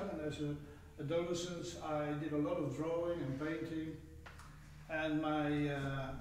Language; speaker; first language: English; non-native, fluent; Dutch